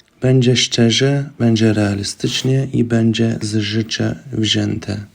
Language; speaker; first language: Polish; non-native, fluent; Turkish